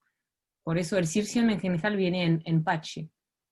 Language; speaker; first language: Spanish; non-native, fluent; French